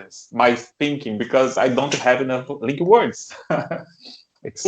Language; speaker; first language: English; non-native, learner; Portuguese